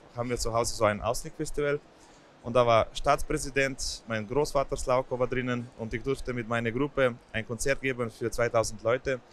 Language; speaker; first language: German; non-native, fluent; Slovenian